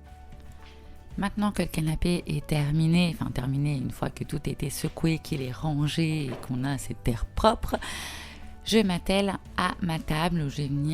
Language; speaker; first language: French; native; French